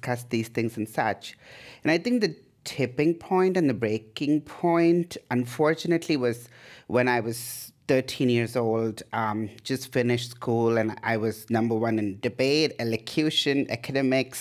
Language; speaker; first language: English; non-native, local second language; Tamil